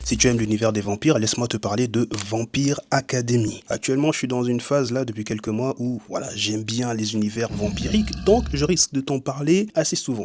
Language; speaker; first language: French; native; French